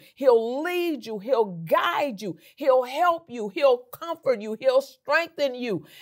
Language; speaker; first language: English; native; English